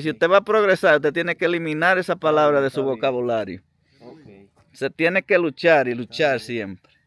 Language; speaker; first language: Spanish; native; Spanish